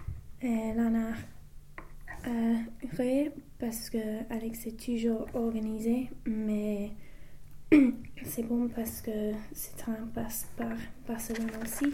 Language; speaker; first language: French; non-native, learner; English